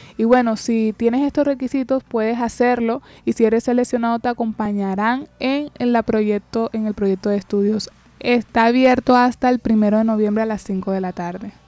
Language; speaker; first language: Spanish; native; Spanish